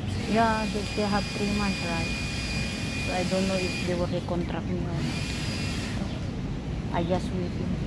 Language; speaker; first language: English; non-native, local second language; Filipino